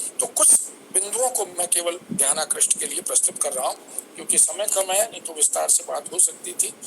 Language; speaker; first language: Hindi; native; Hindi